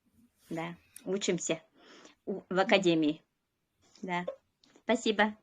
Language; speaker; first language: Russian; non-native, local second language; Yakut